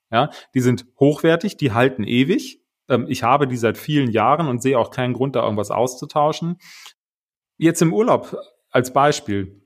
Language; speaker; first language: German; native; German